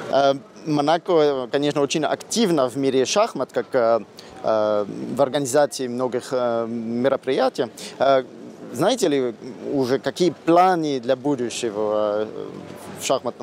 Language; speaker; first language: Russian; non-native, fluent; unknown